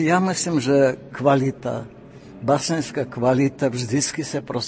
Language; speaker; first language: Czech; non-native, fluent; Russian